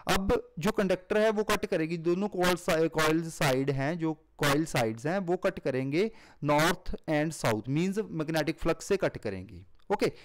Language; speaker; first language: Hindi; non-native, local second language; Punjabi